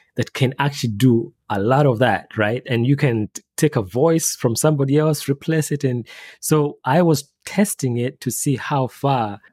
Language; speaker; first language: English; non-native, local second language; Ganda